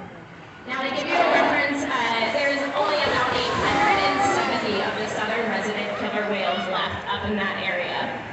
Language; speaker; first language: English; native; English